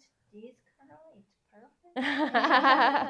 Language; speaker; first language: English; non-native, learner; Japanese